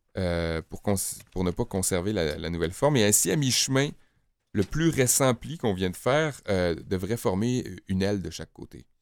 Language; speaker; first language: French; native; French